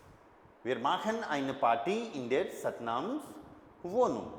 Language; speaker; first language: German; non-native, fluent; Hindi